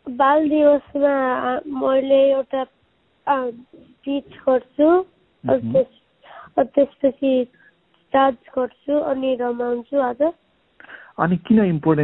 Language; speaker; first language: Nepali; early bilingual, other home language; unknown